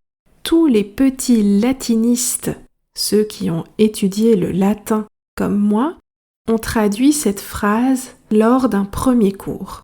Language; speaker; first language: French; native; French